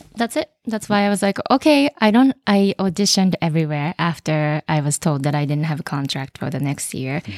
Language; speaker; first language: English; non-native, fluent; Japanese